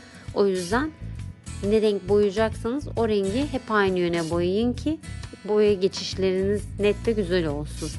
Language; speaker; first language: Turkish; native; Turkish